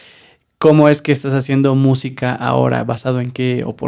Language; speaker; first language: Spanish; native; Spanish